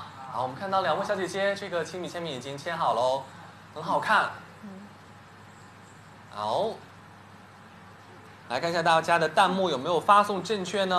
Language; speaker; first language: Chinese; native; Chinese